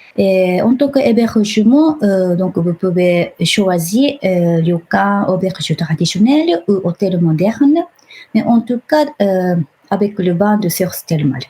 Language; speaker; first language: French; non-native, fluent; Japanese